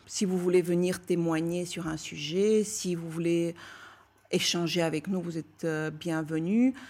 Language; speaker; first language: French; non-native, fluent; Bulgarian